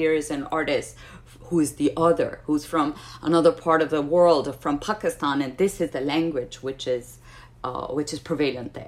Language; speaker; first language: English; non-native, local second language; Urdu